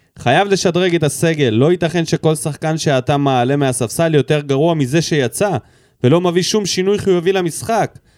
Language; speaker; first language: Hebrew; native; Hebrew